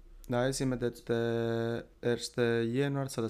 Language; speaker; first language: German; non-native, learner; Italian